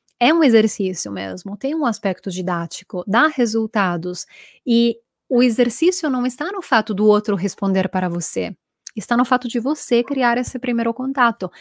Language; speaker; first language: Portuguese; non-native, fluent; Italian